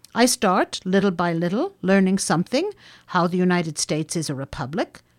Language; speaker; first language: English; non-native, fluent; Finnish